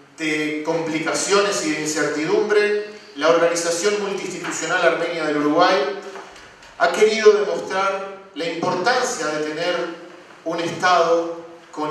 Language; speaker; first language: Spanish; native; Spanish